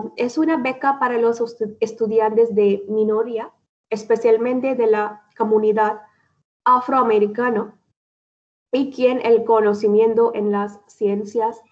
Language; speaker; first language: Spanish; non-native, learner; Malayalam